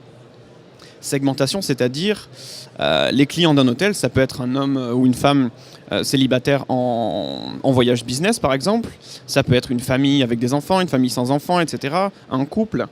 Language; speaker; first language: French; native; French